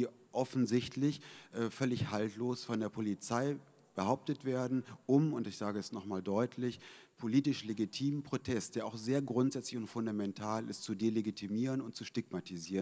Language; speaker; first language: German; native; German